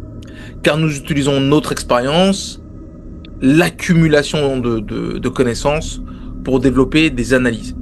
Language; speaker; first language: French; native; French